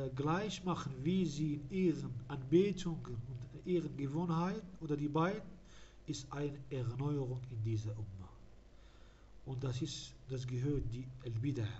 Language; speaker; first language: German; non-native, fluent; Arabic